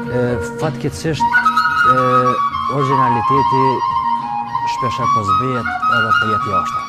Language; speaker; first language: Albanian; native; Albanian